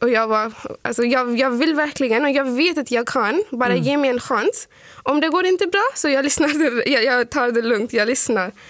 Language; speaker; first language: Swedish; non-native, fluent; Urdu